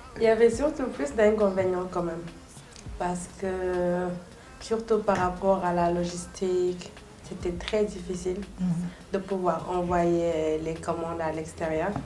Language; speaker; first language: French; non-native, local second language; Soninke